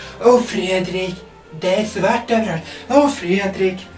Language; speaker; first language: Swedish; native; Swedish